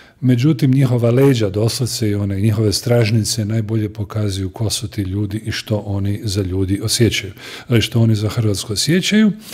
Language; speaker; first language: Croatian; native; Croatian